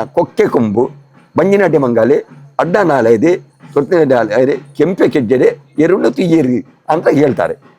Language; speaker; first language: Kannada; non-native, local second language; Tulu